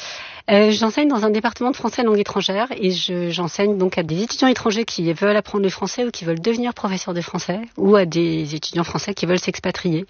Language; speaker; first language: French; native; French